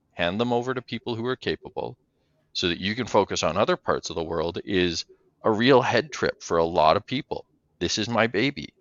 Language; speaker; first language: English; native; English